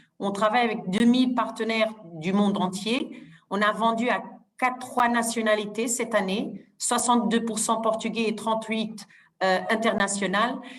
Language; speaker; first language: French; non-native, fluent; Portuguese